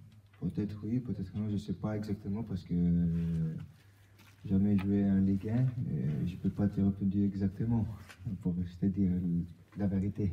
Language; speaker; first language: French; non-native, learner; Albanian